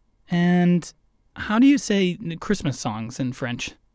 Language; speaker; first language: English; native; English